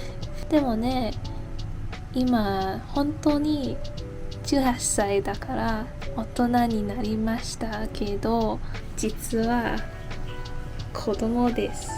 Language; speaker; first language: Japanese; non-native, learner; English